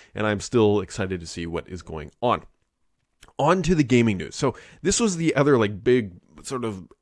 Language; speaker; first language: English; native; English